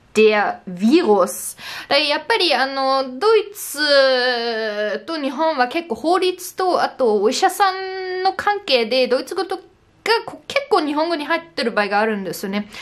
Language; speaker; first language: Japanese; non-native, fluent; German